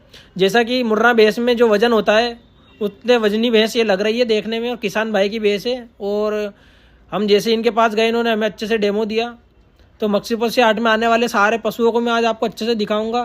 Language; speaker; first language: Hindi; native; Hindi